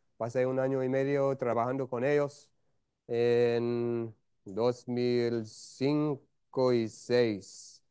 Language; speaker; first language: Spanish; non-native, fluent; English